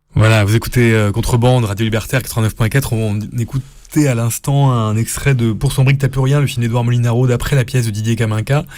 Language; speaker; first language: French; native; French